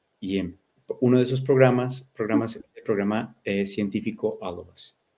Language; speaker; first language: Spanish; early bilingual, heritage; Spanish